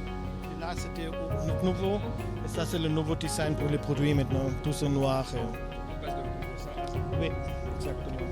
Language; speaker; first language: French; non-native, learner; German